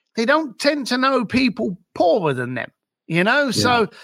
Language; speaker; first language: English; native; English